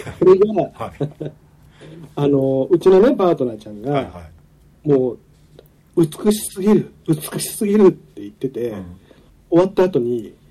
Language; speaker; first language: Japanese; native; Japanese